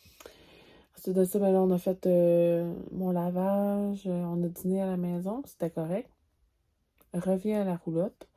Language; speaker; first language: French; native; French